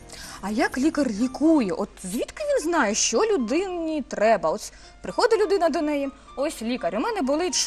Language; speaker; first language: Ukrainian; native; Ukrainian